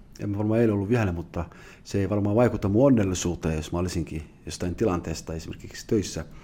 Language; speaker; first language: Finnish; early bilingual, other home language; Somali